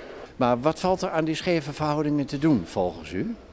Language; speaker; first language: Dutch; native; Dutch